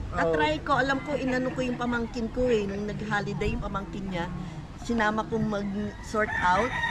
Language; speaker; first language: Filipino; native; Filipino